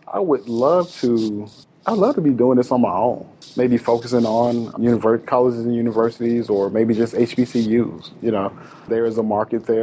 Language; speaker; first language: English; native; English